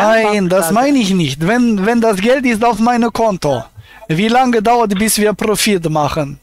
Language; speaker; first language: German; native; German